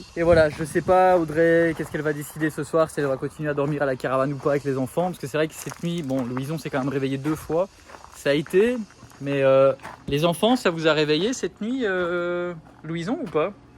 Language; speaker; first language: French; native; French